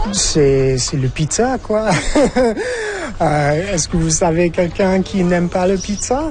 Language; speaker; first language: French; non-native, fluent; English